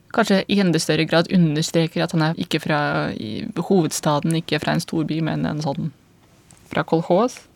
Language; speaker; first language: Norwegian; non-native, fluent; Russian